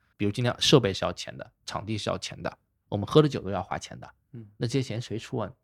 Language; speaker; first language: Chinese; native; Chinese